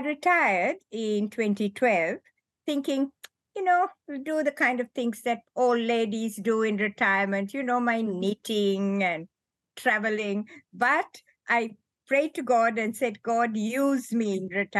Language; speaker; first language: English; non-native, local second language; Sinhala